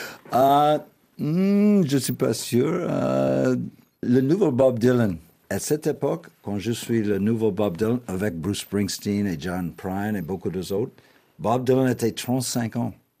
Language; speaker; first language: French; non-native, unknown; English